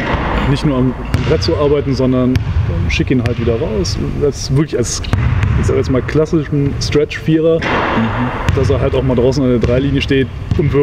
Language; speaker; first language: German; native; German